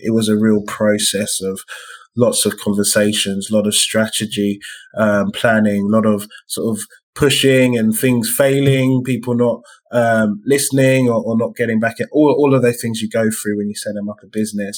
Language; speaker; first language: English; native; English